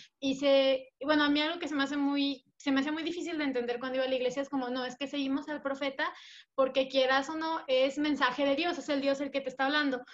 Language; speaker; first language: Spanish; native; Spanish